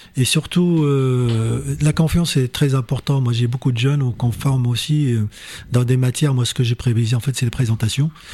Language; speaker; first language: French; non-native, local second language; Arabic